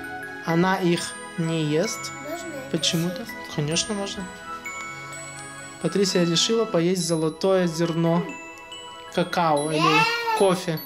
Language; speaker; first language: Russian; native; Russian